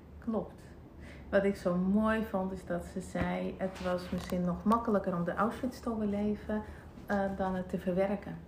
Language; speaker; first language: Dutch; non-native, fluent; Russian